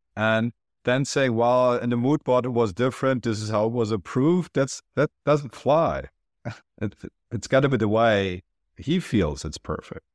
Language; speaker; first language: English; non-native, fluent; Turkish